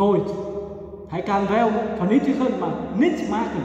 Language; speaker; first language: Dutch; non-native, fluent; Vietnamese